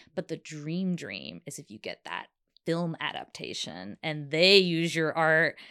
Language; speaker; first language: English; native; English